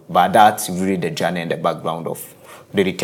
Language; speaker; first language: English; non-native, local second language; Kinyarwanda